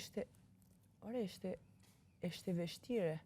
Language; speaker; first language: Albanian; early bilingual, heritage; Albanian